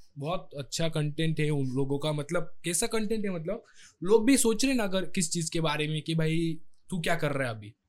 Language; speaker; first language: Hindi; non-native, local second language; Marathi